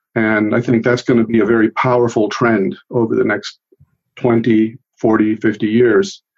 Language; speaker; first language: English; early bilingual, other home language; Italian